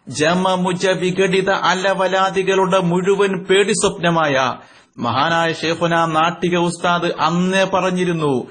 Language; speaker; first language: Malayalam; native; Malayalam